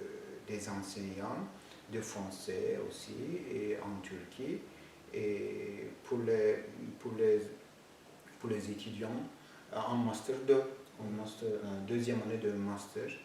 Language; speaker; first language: French; non-native, fluent; Turkish